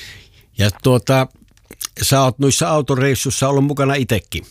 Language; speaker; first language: Finnish; native; Finnish